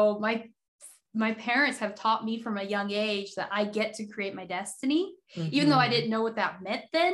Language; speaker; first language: English; early bilingual, other home language; Haitian Creole